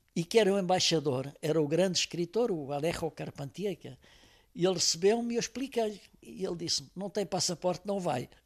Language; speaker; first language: Portuguese; native; Portuguese